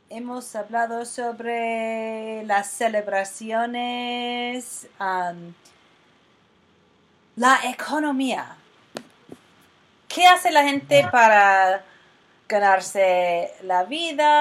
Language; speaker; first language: Spanish; non-native, fluent; English